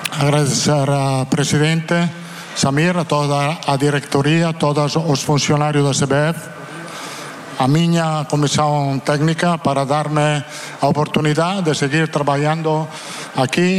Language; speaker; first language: Portuguese; non-native, fluent; Italian